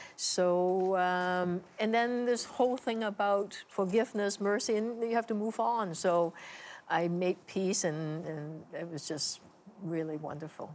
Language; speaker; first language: English; native; English